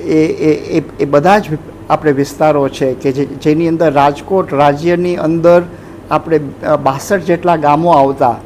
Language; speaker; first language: Gujarati; native; Gujarati